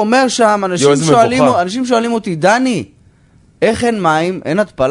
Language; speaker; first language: Hebrew; native; Hebrew